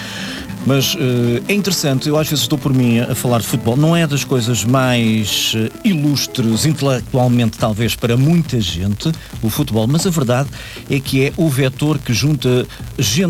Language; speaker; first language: Portuguese; native; Portuguese